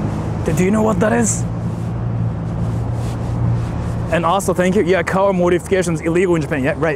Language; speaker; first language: English; native; English